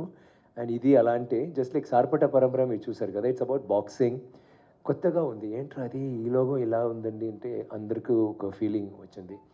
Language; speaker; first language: Telugu; non-native, learner; Tamil